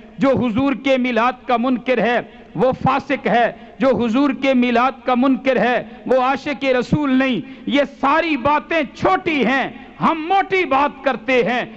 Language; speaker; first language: Urdu; non-native, local second language; Punjabi